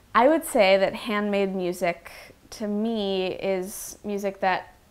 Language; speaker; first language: English; native; English